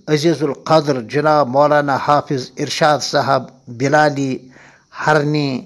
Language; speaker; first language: Urdu; non-native, local second language; Kashmiri